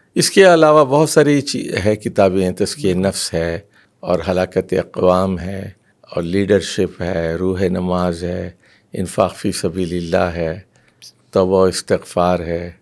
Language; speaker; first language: Urdu; native; Urdu